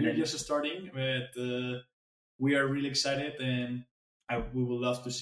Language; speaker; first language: English; non-native, fluent; Spanish